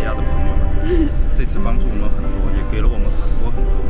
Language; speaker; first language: Chinese; native; Chinese